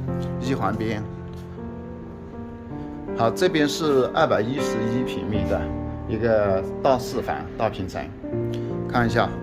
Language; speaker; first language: Chinese; native; Chinese